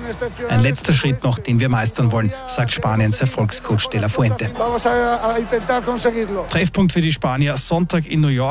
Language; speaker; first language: German; native; German